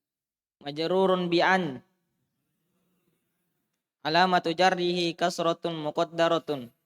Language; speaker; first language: Arabic; non-native, learner; Indonesian